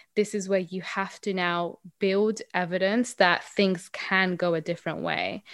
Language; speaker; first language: English; non-native, fluent; Spanish